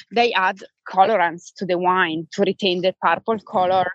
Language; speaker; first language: English; non-native, fluent; Italian